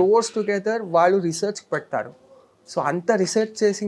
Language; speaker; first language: Telugu; non-native, learner; Kannada